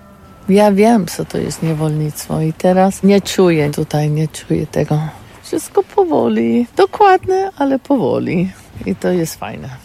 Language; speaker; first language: Polish; non-native, learner; English